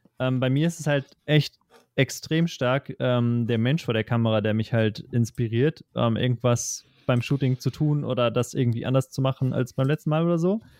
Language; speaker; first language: German; native; German